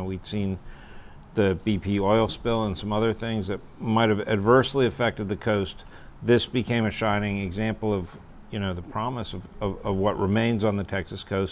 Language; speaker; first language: English; native; English